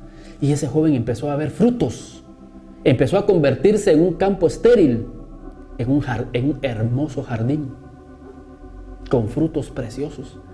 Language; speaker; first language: Spanish; native; Spanish